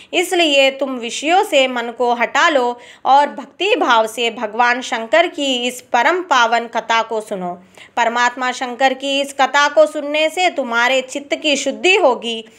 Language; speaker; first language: Hindi; non-native, local second language; Telugu